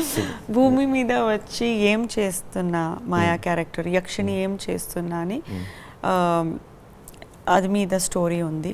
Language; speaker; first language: Telugu; non-native, learner; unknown